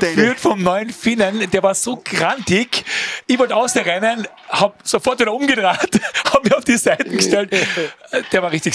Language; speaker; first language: German; native; German